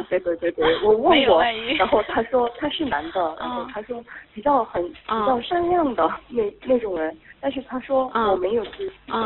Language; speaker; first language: Chinese; non-native, fluent; Korean